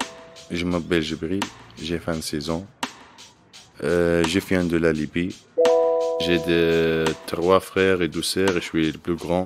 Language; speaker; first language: French; non-native, learner; Arabic